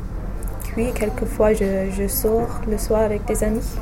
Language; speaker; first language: French; non-native, fluent; English